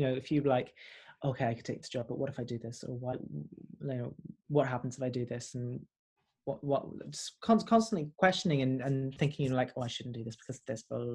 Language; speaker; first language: English; native; English